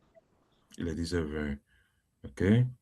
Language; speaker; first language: French; non-native, learner; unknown